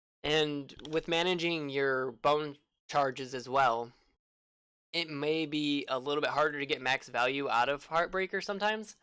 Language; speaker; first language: English; native; English